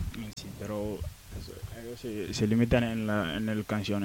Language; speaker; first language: Spanish; non-native, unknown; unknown